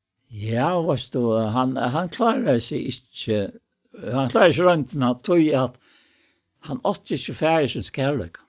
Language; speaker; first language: Danish; non-native, local second language; Faroese